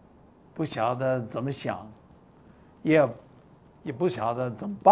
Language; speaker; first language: Chinese; non-native, fluent; English